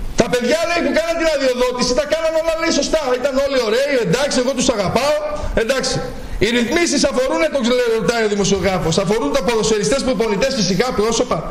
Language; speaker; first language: Greek; native; Greek